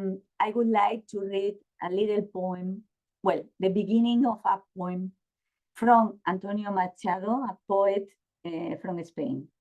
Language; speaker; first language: English; non-native, learner; Spanish